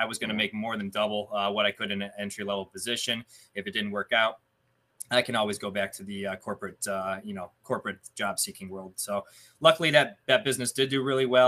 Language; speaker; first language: English; native; English